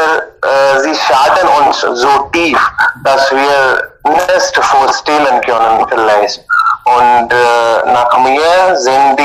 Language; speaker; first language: German; non-native, learner; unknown